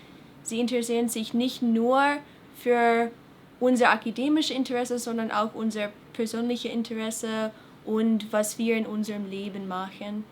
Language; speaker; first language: German; non-native, fluent; English